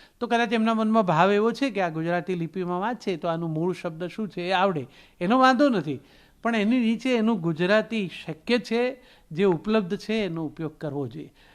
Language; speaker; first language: Gujarati; native; Gujarati